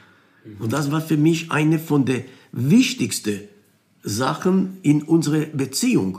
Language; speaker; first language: German; non-native, fluent; Hebrew